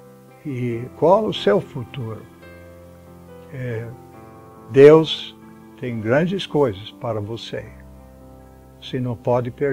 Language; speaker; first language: Portuguese; non-native, fluent; English